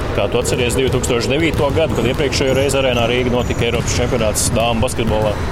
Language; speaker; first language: Latvian; native; Latvian